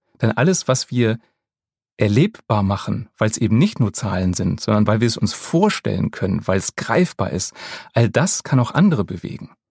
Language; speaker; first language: German; native; German